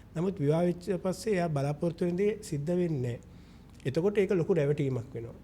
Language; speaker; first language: Sinhala; non-native, local second language; Malay